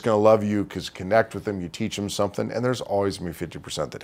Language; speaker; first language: English; native; English